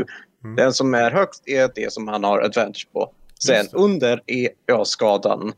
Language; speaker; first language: Swedish; non-native, fluent; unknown